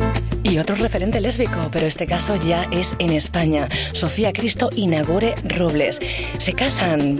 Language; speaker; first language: Spanish; native; Spanish